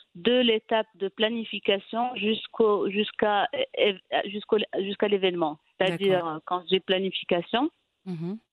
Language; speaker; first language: French; non-native, local second language; Arabic